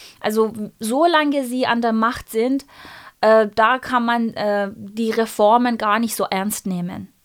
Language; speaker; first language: German; non-native, fluent; Persian